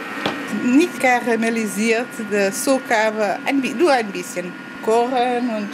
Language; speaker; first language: German; non-native, learner; Portuguese